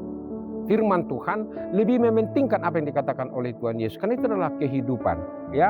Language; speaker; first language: Indonesian; native; Indonesian